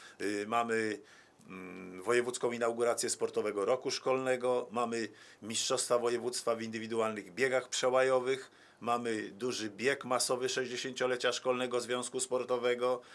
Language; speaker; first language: Polish; native; Polish